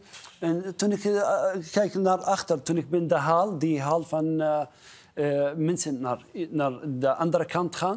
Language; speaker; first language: Dutch; non-native, learner; Arabic